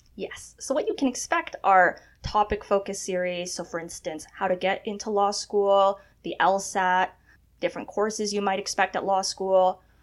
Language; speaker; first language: English; early bilingual, other home language; Chinese